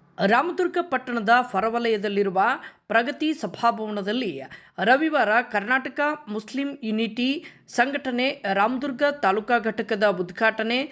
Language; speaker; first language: Kannada; native; Kannada